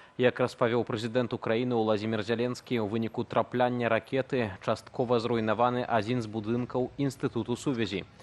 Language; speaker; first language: Belarusian; native; Belarusian